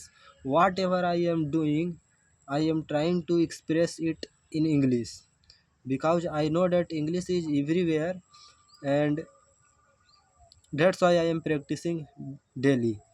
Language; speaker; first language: English; non-native, learner; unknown